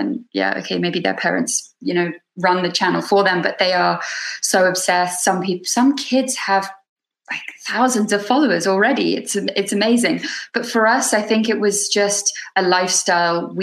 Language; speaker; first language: English; native; English